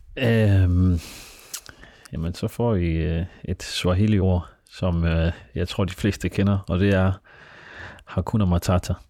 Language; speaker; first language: Danish; early bilingual, other home language; Somali